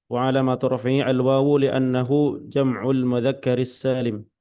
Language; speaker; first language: Arabic; non-native, learner; Indonesian